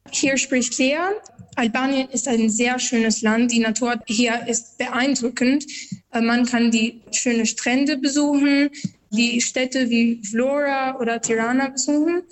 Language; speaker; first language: German; non-native, learner; Albanian